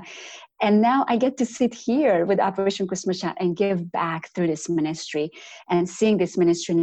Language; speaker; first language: English; non-native, fluent; Romanian